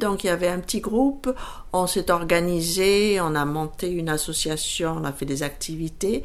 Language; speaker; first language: French; native; French